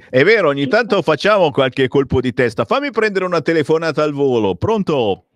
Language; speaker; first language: Italian; native; Italian